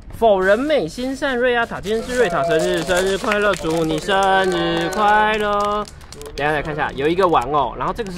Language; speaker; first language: Chinese; native; Chinese